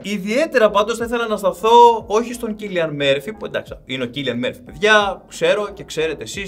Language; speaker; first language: Greek; native; Greek